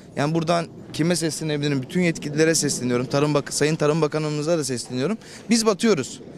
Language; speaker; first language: Turkish; native; Turkish